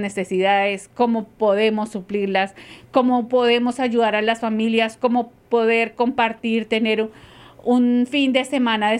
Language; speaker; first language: Spanish; native; Spanish